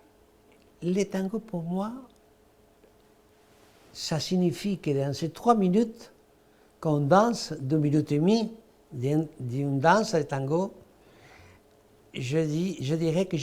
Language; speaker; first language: French; non-native, fluent; Spanish